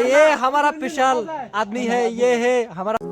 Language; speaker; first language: Hindi; non-native, local second language; Bangla